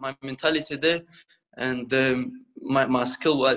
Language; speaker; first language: English; non-native, fluent; Russian